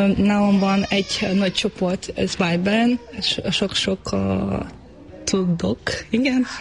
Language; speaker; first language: Hungarian; non-native, learner; Ukrainian